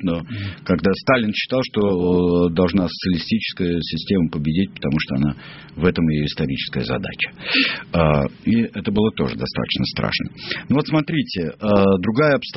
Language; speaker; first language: Russian; native; Russian